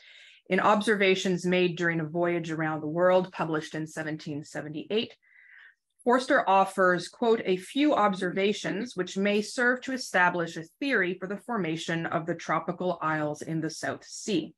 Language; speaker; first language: English; native; English